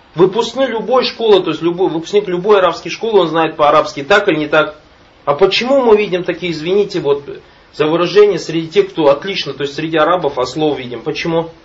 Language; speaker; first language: Russian; non-native, local second language; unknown